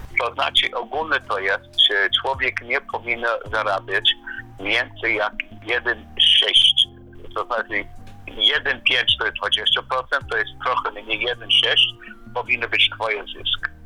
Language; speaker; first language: Polish; non-native, learner; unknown